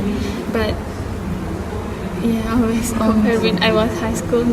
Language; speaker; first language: English; non-native, learner; Thai